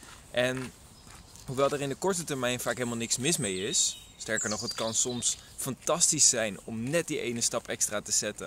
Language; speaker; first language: Dutch; native; Dutch